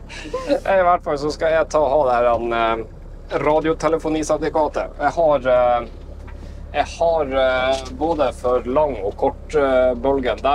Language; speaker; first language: Norwegian; native; Norwegian